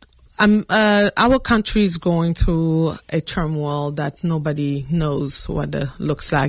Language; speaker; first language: English; non-native, fluent; French